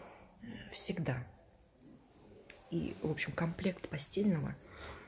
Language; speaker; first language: Russian; native; Russian